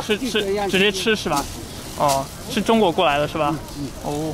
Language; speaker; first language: Chinese; non-native, fluent; English